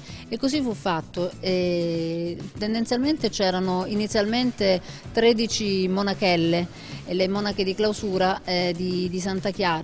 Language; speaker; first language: Italian; native; Italian